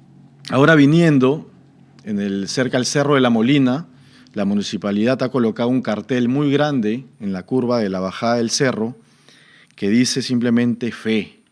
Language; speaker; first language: Spanish; native; Spanish